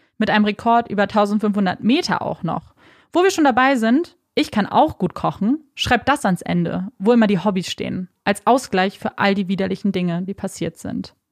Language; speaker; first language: German; native; German